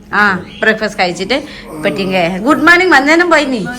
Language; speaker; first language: Malayalam; non-native, fluent; Nepali